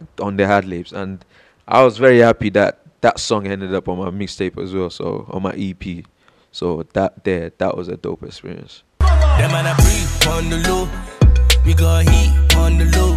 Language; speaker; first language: English; non-native, local second language; Yoruba